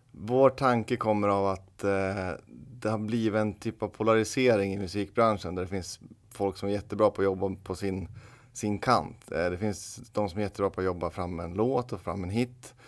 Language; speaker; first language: Swedish; native; Swedish